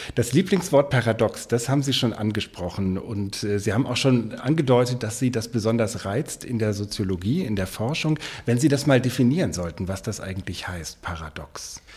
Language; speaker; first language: German; native; German